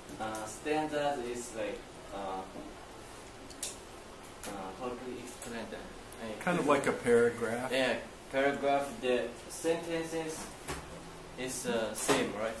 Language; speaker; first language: English; non-native, learner; Chinese